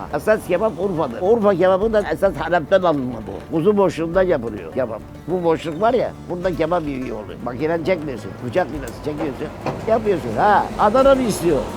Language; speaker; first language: Turkish; native; Turkish